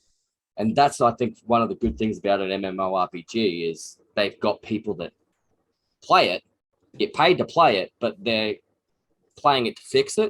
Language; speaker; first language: English; native; English